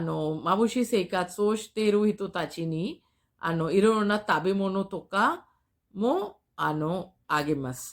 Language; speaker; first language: Japanese; non-native, fluent; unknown